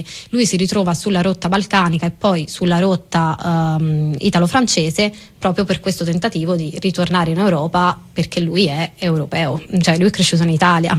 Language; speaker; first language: Italian; non-native, fluent; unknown